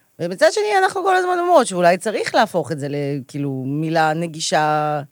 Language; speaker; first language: Hebrew; early bilingual, other home language; Russian